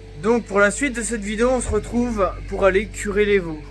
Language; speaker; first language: French; native; French